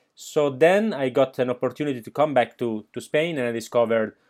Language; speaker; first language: English; non-native, fluent; Italian